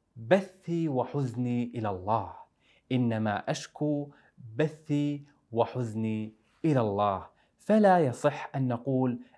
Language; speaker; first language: Arabic; native; Arabic